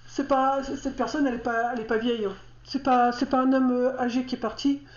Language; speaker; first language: French; native; French